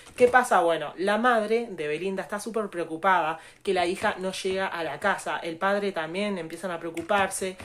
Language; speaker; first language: Spanish; native; Spanish